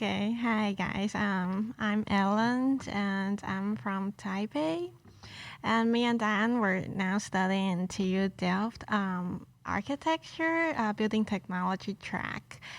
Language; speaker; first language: English; non-native, local second language; Chinese